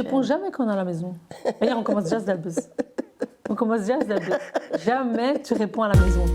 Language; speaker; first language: French; native; French